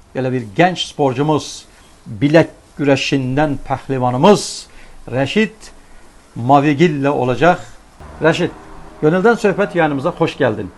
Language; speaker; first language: Turkish; early bilingual, heritage; Turkish